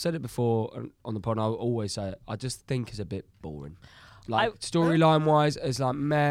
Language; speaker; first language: English; native; English